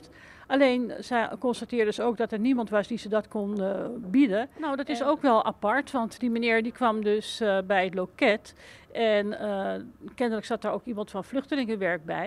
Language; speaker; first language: Dutch; native; Dutch